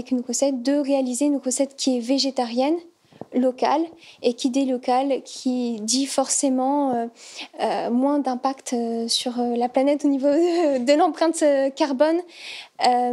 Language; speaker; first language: French; native; French